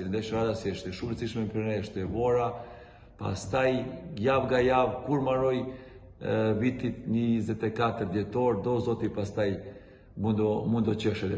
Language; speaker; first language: Albanian; non-native, learner; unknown